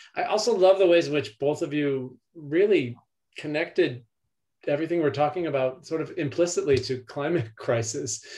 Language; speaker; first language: English; native; English